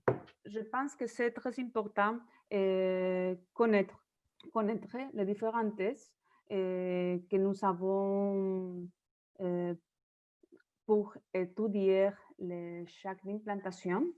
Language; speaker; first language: French; non-native, fluent; Spanish